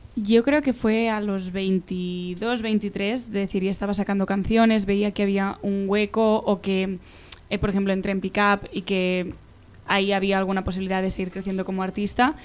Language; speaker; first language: Spanish; native; Spanish